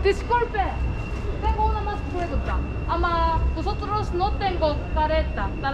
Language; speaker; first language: Spanish; non-native, learner; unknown